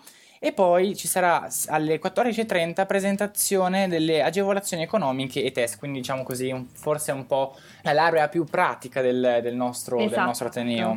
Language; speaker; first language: Italian; native; Italian